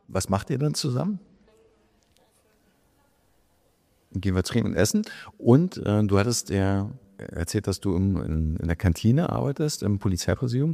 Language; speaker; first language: German; native; German